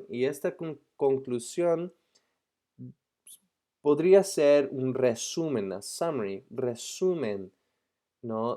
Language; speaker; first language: Spanish; non-native, fluent; English